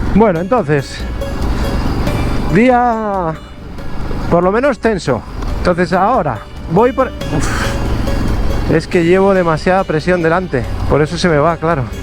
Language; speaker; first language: Spanish; native; Spanish